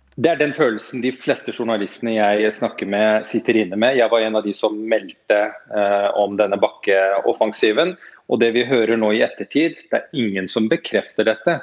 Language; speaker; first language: Norwegian; native; Norwegian